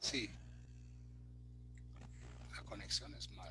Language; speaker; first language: Spanish; non-native, fluent; German